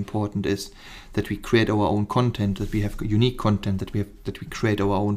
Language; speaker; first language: English; non-native, fluent; German